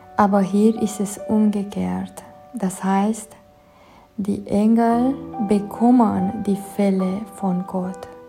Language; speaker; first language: German; non-native, fluent; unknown